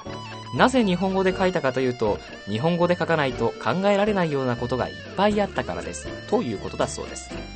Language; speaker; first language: Japanese; native; Japanese